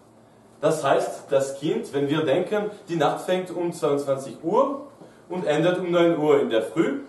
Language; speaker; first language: German; non-native, fluent; French